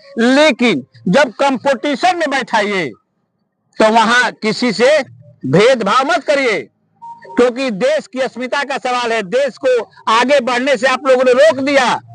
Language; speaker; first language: Hindi; native; Hindi